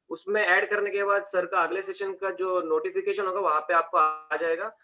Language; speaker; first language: Hindi; non-native, local second language; Marathi